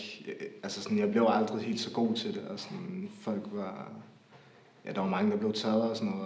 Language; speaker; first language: Danish; native; Danish